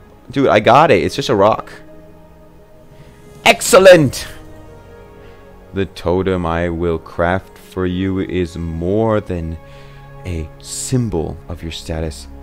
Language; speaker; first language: English; native; English